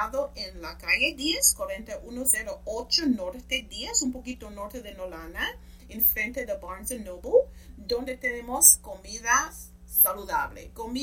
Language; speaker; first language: Spanish; non-native, fluent; English